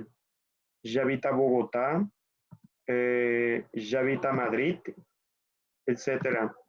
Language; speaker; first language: French; non-native, fluent; Spanish